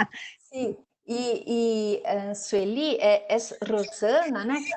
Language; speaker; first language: Spanish; non-native, learner; Portuguese